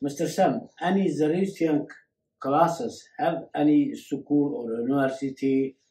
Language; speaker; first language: English; non-native, learner; Kurdish